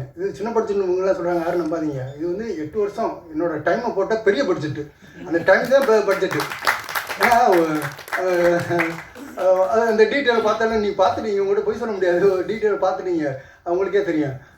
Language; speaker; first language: Tamil; native; Tamil